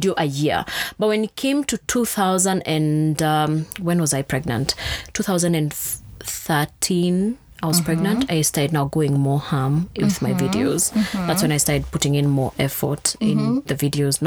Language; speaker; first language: English; non-native, local second language; Kikuyu